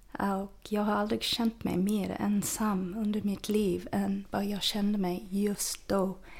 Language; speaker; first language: Swedish; non-native, fluent; English